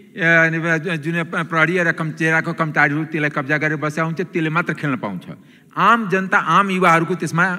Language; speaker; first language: Nepali; non-native, local second language; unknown